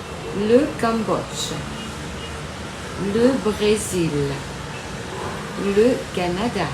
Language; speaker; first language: French; non-native, fluent; Vietnamese